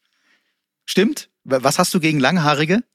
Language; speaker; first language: German; native; German